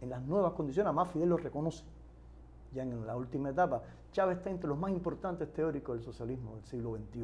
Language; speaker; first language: Spanish; native; Spanish